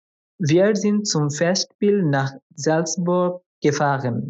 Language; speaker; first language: German; non-native, fluent; Bangla